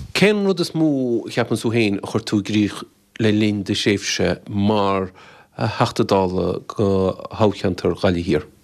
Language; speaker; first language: Irish; native; Irish